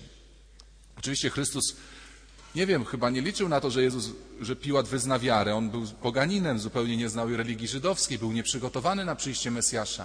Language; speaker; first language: Polish; native; Polish